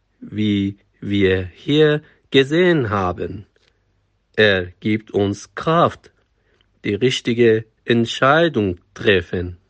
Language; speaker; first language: German; non-native, fluent; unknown